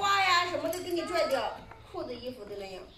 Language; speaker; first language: Chinese; native; Chinese